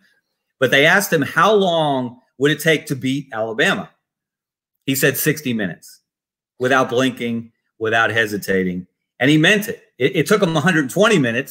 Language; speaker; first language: English; native; English